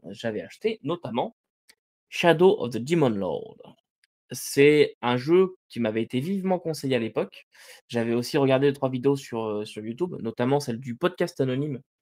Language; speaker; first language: French; native; French